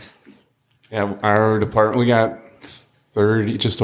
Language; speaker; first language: English; native; English